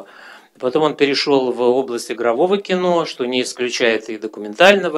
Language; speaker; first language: Russian; native; Russian